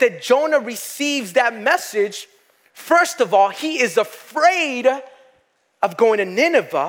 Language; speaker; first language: English; native; English